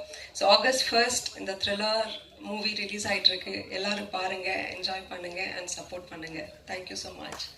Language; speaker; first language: Tamil; non-native, fluent; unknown